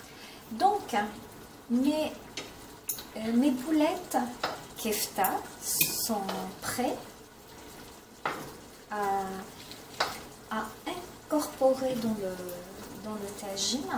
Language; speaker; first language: French; non-native, local second language; Arabic